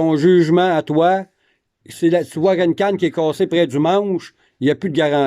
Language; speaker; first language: French; native; French